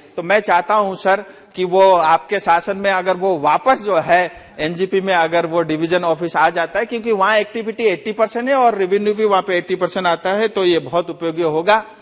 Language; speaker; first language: Hindi; non-native, local second language; Nepali